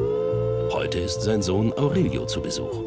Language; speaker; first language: German; native; German